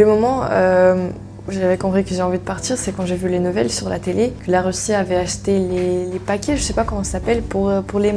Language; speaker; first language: French; non-native, fluent; Ukrainian